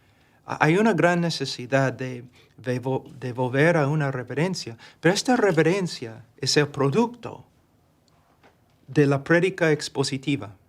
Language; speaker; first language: Spanish; non-native, fluent; English